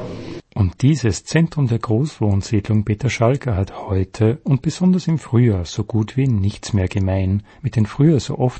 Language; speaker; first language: German; native; German